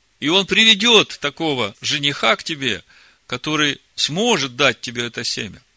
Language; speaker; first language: Russian; native; Russian